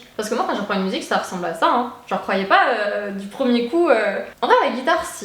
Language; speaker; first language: French; native; French